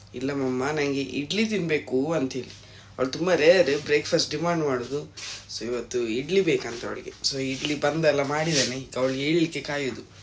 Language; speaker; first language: Kannada; native; Kannada